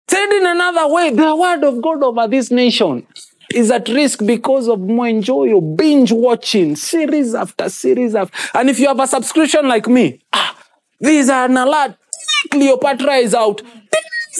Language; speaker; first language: English; non-native, local second language; Kikuyu